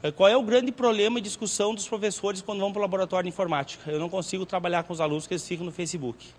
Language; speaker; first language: Portuguese; native; Portuguese